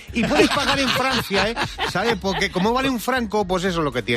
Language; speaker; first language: Spanish; native; Spanish